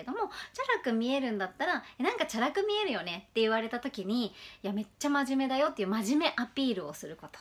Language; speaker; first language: Japanese; native; Japanese